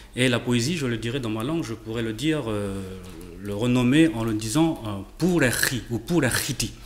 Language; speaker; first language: French; native; French